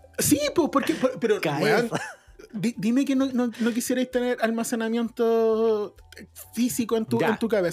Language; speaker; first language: Spanish; native; Spanish